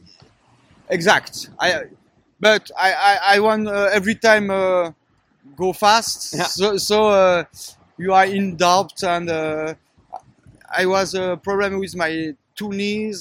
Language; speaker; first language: English; non-native, learner; French